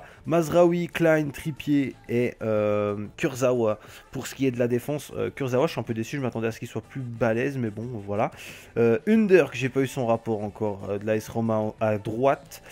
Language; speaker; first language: French; native; French